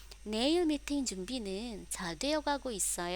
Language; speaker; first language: Korean; non-native, fluent; Indonesian